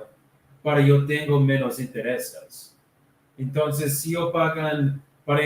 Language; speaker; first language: Spanish; non-native, learner; English